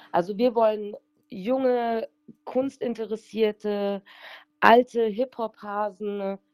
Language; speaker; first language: German; native; German